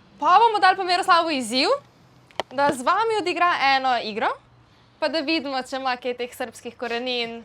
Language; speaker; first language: Slovenian; native; Slovenian